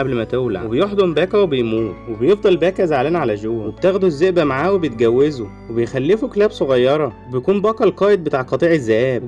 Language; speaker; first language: Arabic; native; Arabic